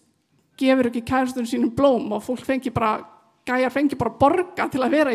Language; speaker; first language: Icelandic; native; Icelandic